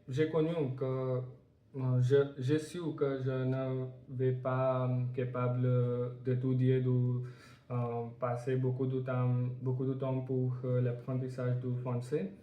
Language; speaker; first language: French; non-native, learner; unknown